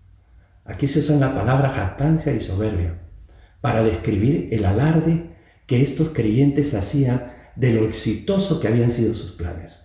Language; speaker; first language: Spanish; native; Spanish